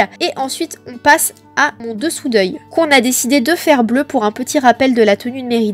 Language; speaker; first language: French; native; French